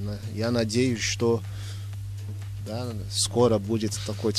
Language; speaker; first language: Russian; non-native, fluent; Portuguese